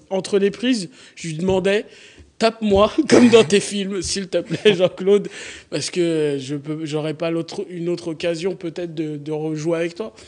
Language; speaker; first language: French; native; French